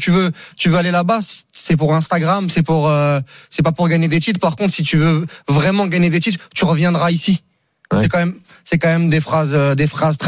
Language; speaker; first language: French; native; French